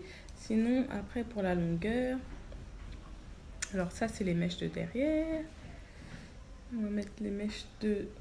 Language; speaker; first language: French; native; French